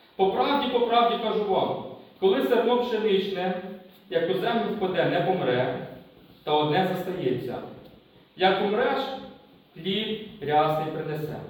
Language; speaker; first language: Ukrainian; native; Ukrainian